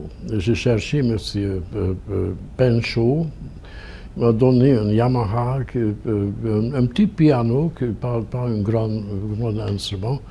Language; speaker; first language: French; non-native, fluent; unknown